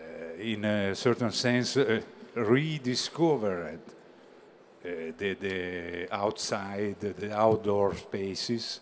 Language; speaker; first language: English; non-native, learner; Italian